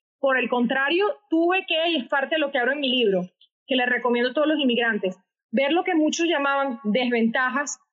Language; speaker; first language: Spanish; native; Spanish